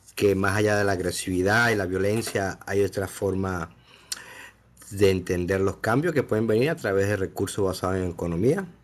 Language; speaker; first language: Spanish; native; Spanish